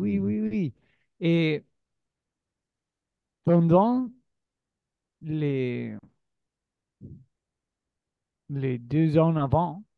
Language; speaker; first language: French; non-native, learner; Spanish